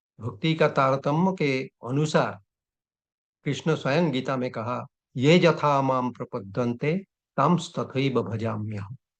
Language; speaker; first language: Hindi; non-native, local second language; Bangla